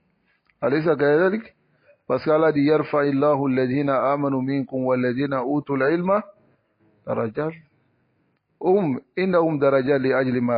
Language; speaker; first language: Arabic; non-native, fluent; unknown